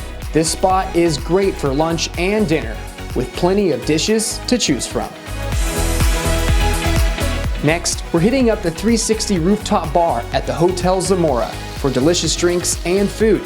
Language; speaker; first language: English; native; English